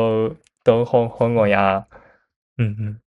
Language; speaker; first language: Cantonese; non-native, learner; Japanese